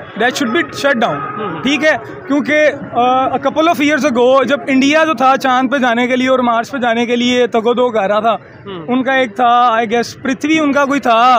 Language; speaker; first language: Hindi; native; Hindi